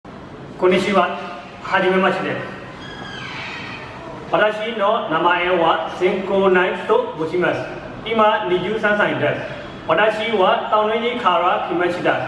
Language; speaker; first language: Japanese; non-native, learner; Burmese